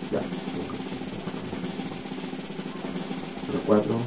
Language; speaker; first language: Spanish; native; Spanish